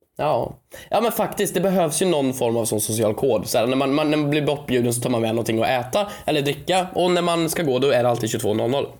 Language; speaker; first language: Swedish; native; Swedish